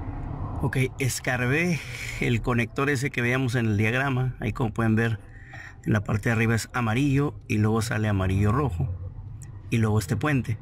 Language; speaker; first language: Spanish; native; Spanish